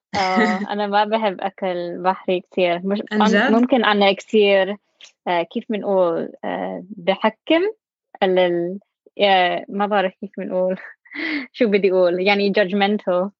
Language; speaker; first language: Arabic; non-native, learner; English